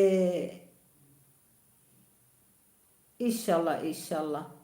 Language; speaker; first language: Turkish; non-native, local second language; Kurdish